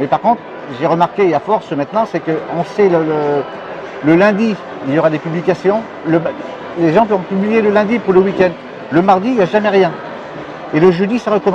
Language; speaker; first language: French; native; French